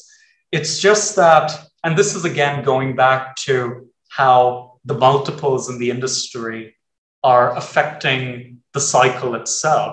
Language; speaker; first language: English; native; English